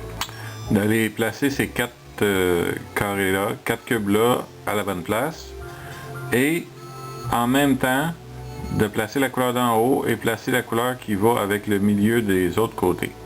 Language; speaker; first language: French; native; French